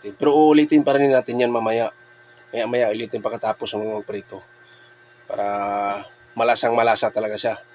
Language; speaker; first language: Filipino; non-native, local second language; Cebuano